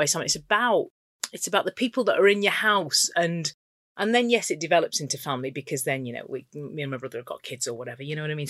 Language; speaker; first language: English; native; English